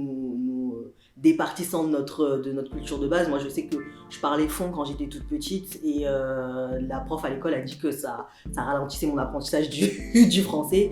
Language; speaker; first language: French; native; French